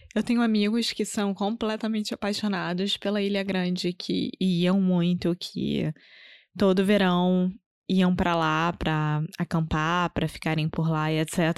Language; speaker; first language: Portuguese; native; Portuguese